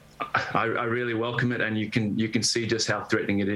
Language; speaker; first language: English; native; English